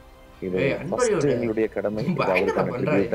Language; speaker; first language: Tamil; native; Tamil